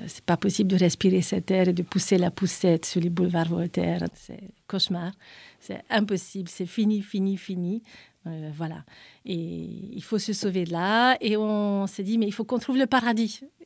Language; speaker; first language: French; non-native, fluent; Hungarian